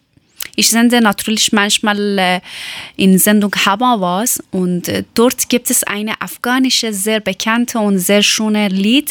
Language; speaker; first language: German; non-native, learner; Persian